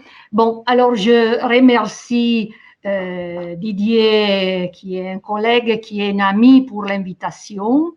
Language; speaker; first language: French; non-native, fluent; Italian